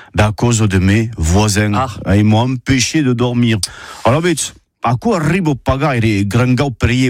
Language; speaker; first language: French; native; French